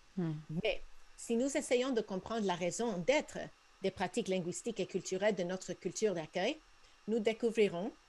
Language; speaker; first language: French; non-native, fluent; Spanish